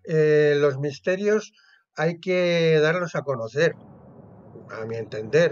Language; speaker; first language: Spanish; native; Spanish